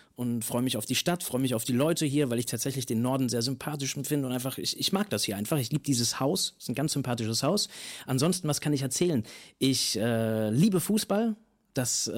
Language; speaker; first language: German; native; German